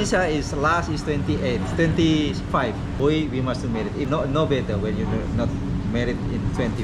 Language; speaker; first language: English; non-native, learner; Indonesian